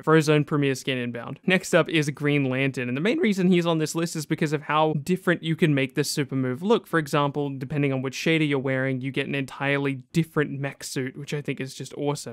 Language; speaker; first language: English; native; English